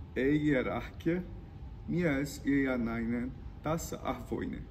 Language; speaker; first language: Finnish; non-native, learner; Portuguese